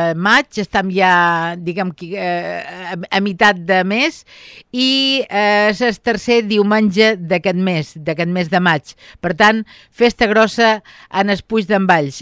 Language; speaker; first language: Catalan; native; Catalan